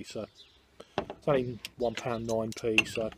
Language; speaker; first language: English; native; English